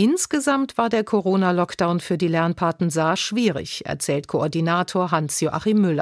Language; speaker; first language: German; native; German